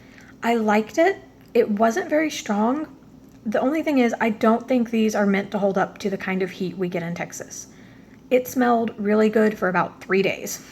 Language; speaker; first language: English; native; English